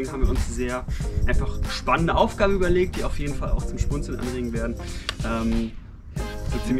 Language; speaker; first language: German; native; German